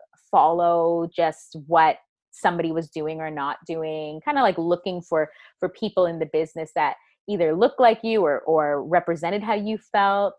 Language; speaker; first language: English; native; English